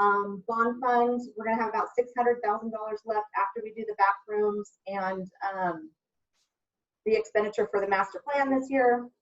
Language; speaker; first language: English; native; English